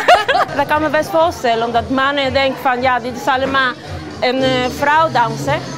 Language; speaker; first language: Dutch; non-native, learner; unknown